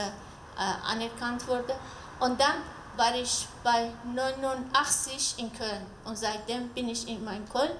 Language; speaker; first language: German; non-native, learner; Persian